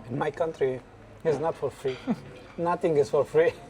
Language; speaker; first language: English; non-native, learner; Romanian